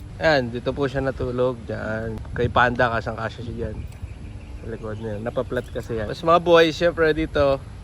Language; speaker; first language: Filipino; native; Filipino